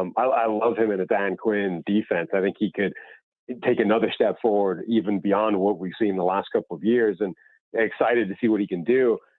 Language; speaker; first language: English; native; English